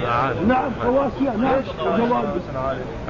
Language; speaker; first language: Arabic; native; Arabic